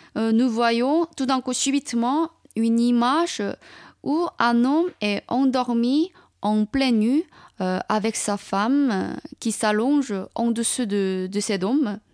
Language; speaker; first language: French; non-native, fluent; Chinese